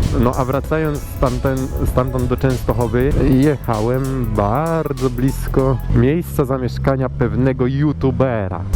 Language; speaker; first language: Polish; native; Polish